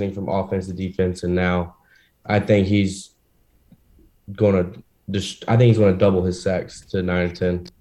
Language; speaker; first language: English; native; English